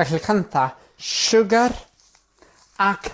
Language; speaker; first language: Welsh; non-native, learner; English